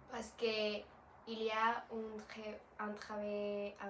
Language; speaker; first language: French; non-native, learner; Spanish